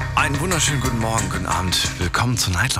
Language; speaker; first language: German; native; German